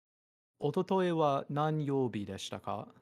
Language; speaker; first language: Japanese; non-native, learner; English